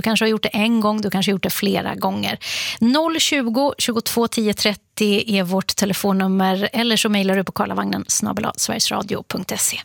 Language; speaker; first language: Swedish; native; Swedish